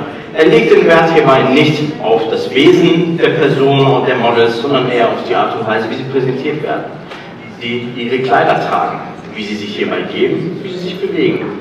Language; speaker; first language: German; native; German